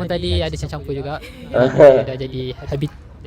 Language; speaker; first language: Malay; native; Malay